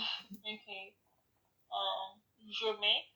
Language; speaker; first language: French; non-native, learner; English